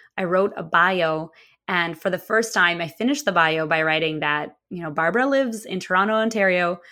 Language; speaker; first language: English; early bilingual, other home language; Russian